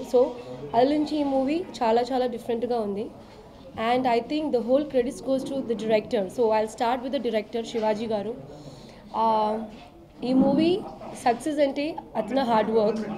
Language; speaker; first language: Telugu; non-native, learner; Malayalam